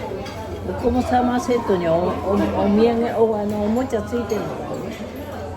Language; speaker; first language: Japanese; native; Japanese